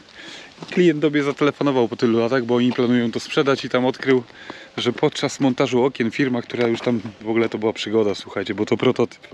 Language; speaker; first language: Polish; native; Polish